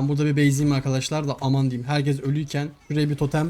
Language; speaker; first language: Turkish; native; Turkish